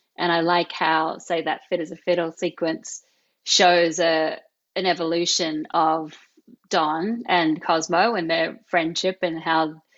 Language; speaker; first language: English; native; English